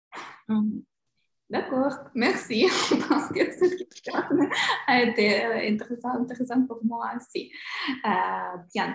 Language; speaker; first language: French; non-native, learner; Ukrainian